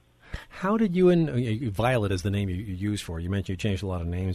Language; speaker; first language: English; native; English